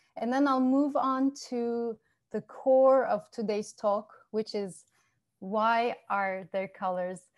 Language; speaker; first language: English; non-native, fluent; Turkish